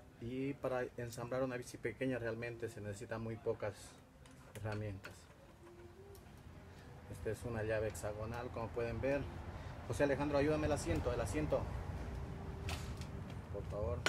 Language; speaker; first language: Spanish; native; Spanish